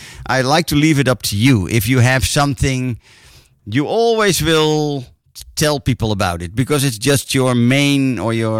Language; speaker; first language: English; non-native, fluent; Dutch